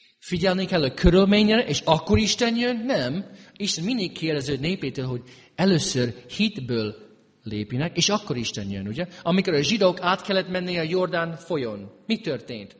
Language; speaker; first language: Hungarian; early bilingual, heritage; Hungarian